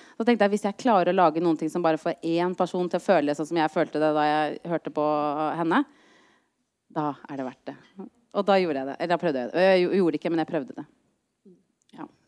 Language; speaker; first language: Norwegian; native; Norwegian